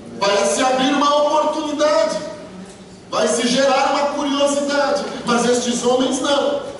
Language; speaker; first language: Portuguese; native; Portuguese